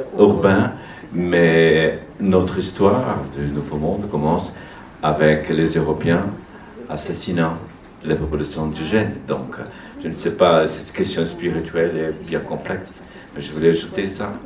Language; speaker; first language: French; non-native, fluent; Portuguese